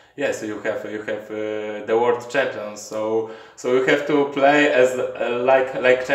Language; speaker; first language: English; non-native, learner; Polish